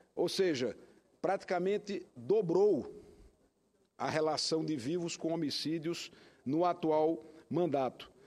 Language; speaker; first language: Portuguese; native; Portuguese